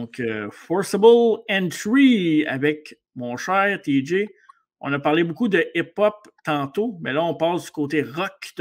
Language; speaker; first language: French; native; French